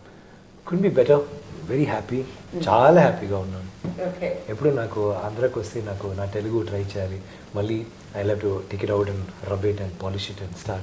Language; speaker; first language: Telugu; non-native, learner; Tamil